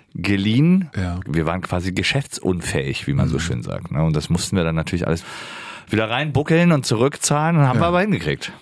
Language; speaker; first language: German; native; German